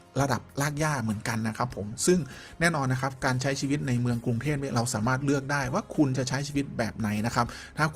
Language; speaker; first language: Thai; native; Thai